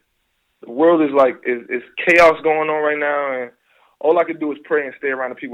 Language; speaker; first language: English; native; English